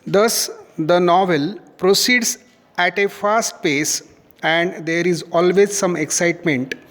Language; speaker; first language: English; non-native, local second language; Marathi